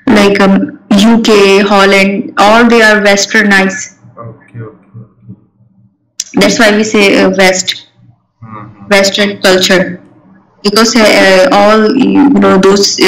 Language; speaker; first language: English; non-native, local second language; Urdu